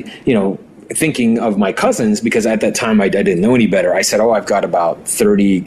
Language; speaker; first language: English; early bilingual, other home language; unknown